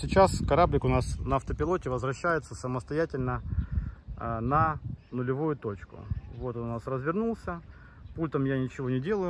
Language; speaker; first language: Russian; native; Russian